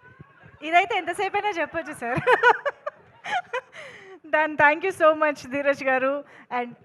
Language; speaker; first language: Telugu; native; Telugu